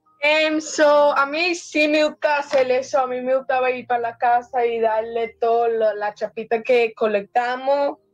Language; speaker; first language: Spanish; early bilingual, heritage; Spanish